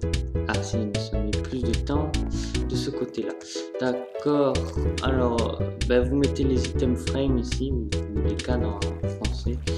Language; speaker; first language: French; native; French